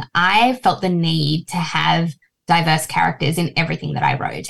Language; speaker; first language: English; native; English